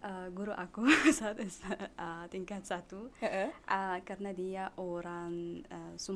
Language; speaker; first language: Indonesian; non-native, learner; Arabic